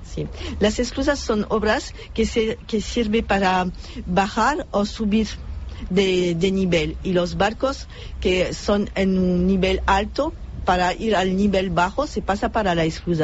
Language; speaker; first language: Spanish; non-native, fluent; French